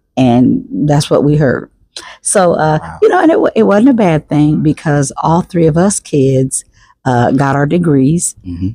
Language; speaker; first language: English; native; English